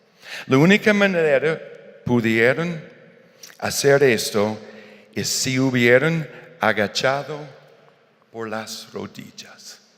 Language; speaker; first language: Spanish; non-native, fluent; English